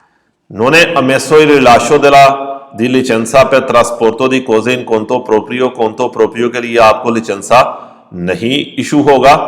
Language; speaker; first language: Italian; non-native, fluent; Urdu